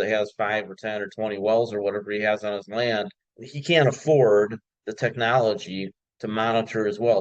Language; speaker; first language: English; native; English